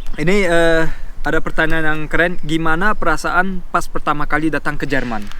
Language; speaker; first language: Indonesian; non-native, fluent; German